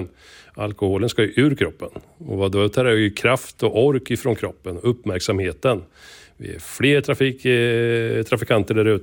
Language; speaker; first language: Swedish; native; Swedish